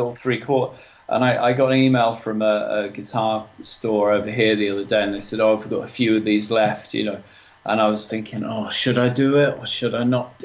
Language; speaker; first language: English; native; English